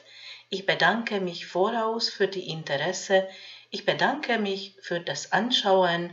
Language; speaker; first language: German; non-native, fluent; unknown